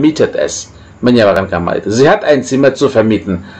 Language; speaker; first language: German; non-native, fluent; Indonesian